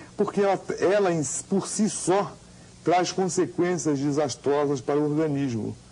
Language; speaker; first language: Portuguese; native; Portuguese